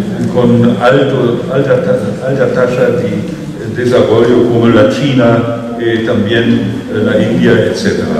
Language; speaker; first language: Portuguese; non-native, fluent; German